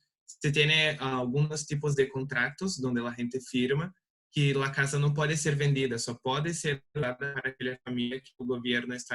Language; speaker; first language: Spanish; non-native, learner; Portuguese